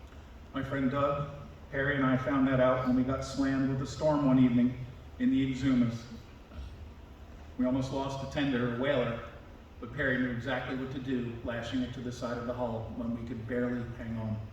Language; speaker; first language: English; native; English